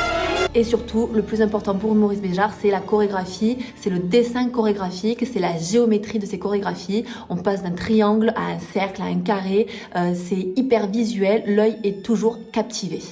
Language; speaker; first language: French; native; French